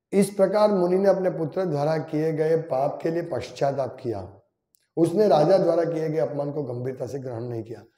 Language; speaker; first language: Hindi; non-native, local second language; Gujarati